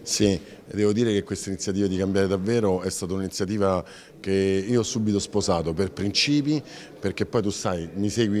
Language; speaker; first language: Italian; native; Italian